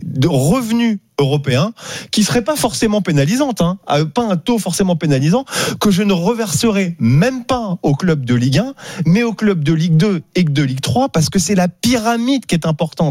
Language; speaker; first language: French; native; French